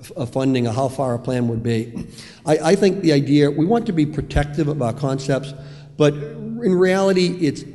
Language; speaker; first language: English; native; English